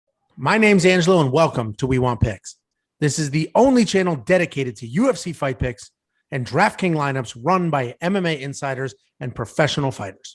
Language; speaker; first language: English; native; English